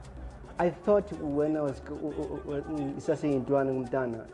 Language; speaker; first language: English; non-native, local second language; Xhosa